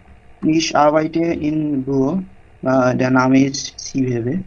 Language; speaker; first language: German; non-native, learner; Bangla